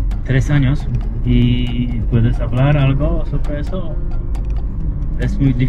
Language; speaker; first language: Spanish; non-native, learner; Polish